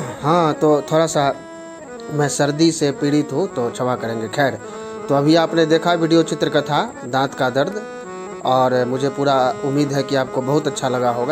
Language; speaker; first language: Hindi; native; Hindi